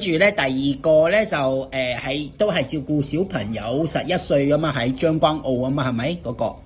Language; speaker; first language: Cantonese; native; Cantonese